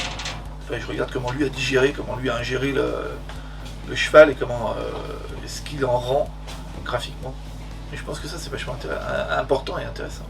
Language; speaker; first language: French; native; French